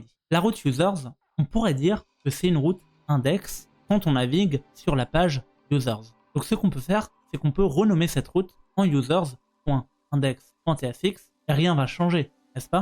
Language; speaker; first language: French; native; French